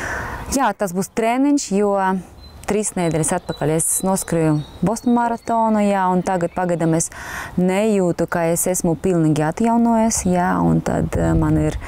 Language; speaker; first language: Latvian; non-native, local second language; Russian